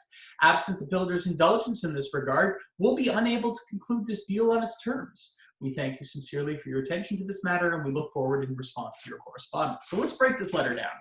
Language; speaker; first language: English; native; English